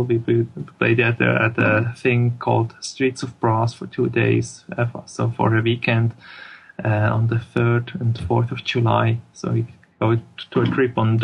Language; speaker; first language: English; non-native, fluent; German